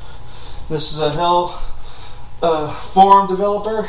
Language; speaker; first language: English; native; English